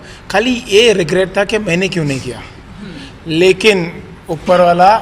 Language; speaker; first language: Hindi; native; Hindi